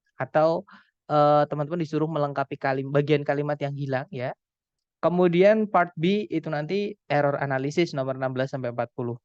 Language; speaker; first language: Indonesian; non-native, local second language; Javanese